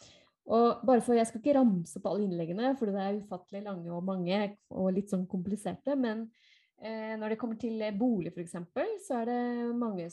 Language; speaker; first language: Norwegian; non-native, fluent; Spanish